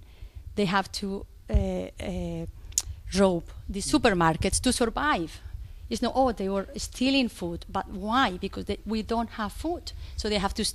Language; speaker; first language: English; non-native, fluent; Spanish